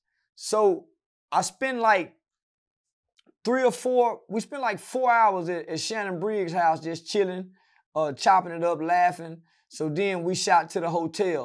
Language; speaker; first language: English; native; English